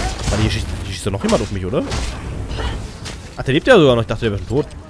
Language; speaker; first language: German; native; German